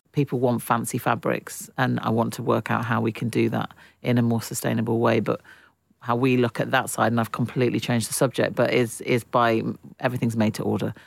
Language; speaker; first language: English; native; English